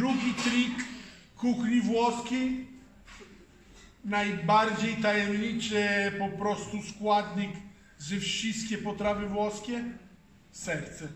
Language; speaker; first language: Polish; non-native, fluent; Italian